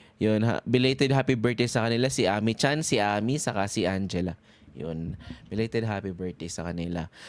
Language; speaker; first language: Filipino; native; Filipino